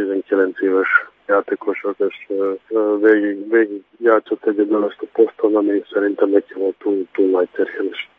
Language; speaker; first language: Hungarian; non-native, fluent; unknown